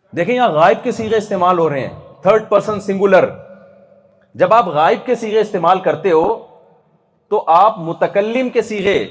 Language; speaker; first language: Urdu; native; Urdu